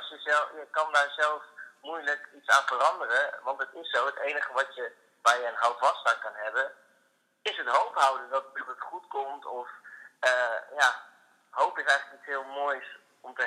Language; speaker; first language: Dutch; native; Dutch